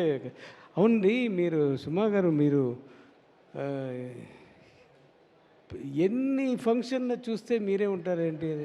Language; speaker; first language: Telugu; non-native, learner; Tamil